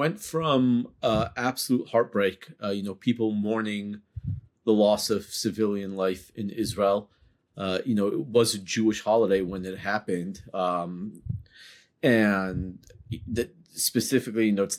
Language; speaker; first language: English; native; English